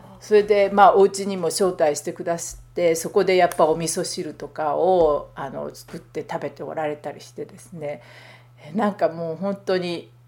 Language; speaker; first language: Japanese; native; Japanese